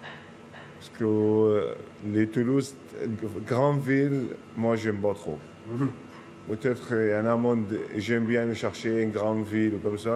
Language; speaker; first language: French; non-native, learner; Arabic